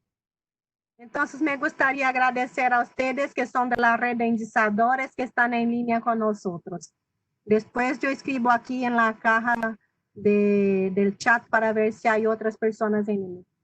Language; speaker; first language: Spanish; non-native, fluent; Portuguese